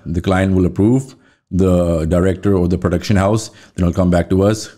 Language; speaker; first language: English; native; English